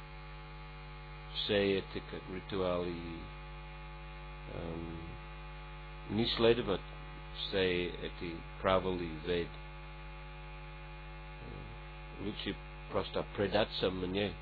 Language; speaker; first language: Russian; non-native, fluent; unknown